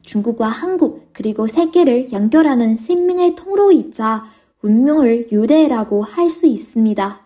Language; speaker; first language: Korean; non-native, fluent; Chinese